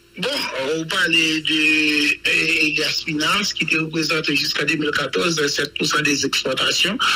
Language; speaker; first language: French; non-native, local second language; Haitian Creole